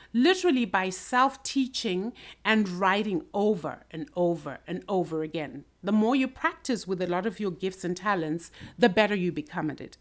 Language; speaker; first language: English; non-native, local second language; Shona